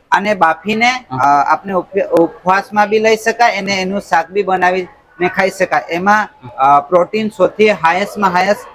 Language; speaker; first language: Gujarati; non-native, local second language; Kukna